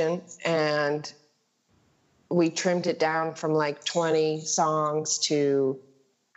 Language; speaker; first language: English; native; English